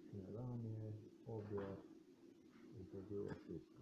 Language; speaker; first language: Polish; non-native, learner; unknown